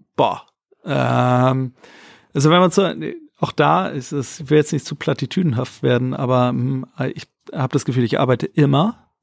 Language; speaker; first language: German; native; German